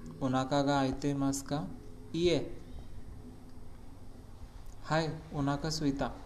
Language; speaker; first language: Japanese; non-native, learner; Hindi